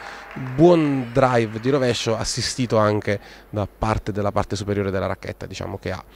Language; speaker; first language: Italian; native; Italian